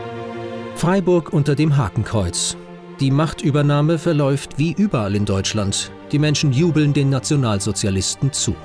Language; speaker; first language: German; native; German